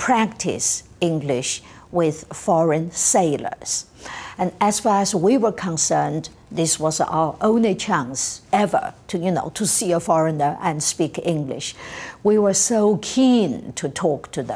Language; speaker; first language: English; non-native, fluent; Chinese